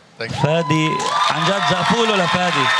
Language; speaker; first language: Arabic; native; Arabic